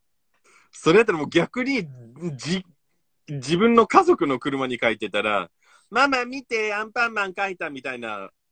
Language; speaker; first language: Japanese; non-native, fluent; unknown